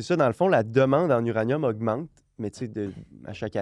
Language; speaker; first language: French; native; French